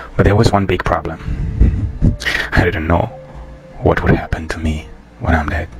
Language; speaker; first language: English; non-native, fluent; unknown